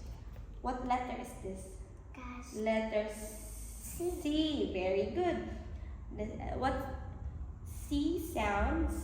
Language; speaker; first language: English; non-native, learner; Vietnamese